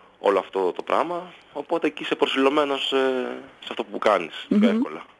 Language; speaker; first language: Greek; native; Greek